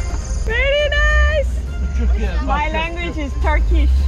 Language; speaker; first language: English; non-native, learner; Turkish